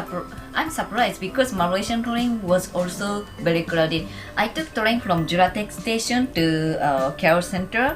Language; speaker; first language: English; non-native, fluent; Japanese